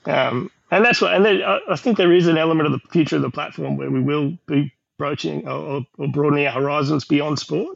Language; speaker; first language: English; native; English